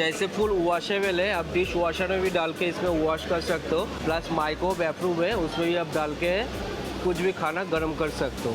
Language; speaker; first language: Hindi; non-native, local second language; Bangla